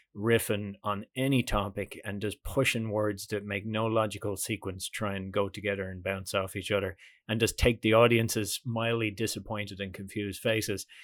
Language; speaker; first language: English; native; English